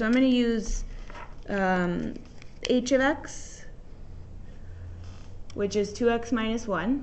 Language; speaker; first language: English; native; English